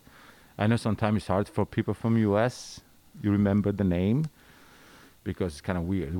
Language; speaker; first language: English; non-native, learner; Italian